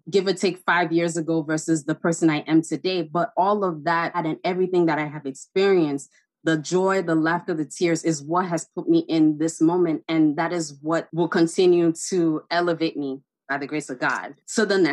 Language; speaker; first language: English; non-native, local second language; Igbo